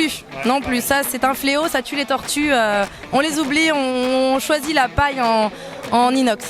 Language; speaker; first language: French; native; French